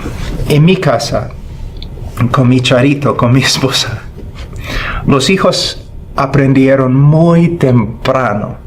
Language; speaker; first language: Spanish; non-native, fluent; English